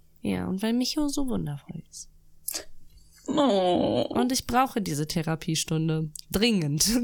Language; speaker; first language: German; early bilingual, other home language; Russian